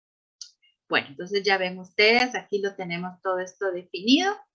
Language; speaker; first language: Spanish; native; Spanish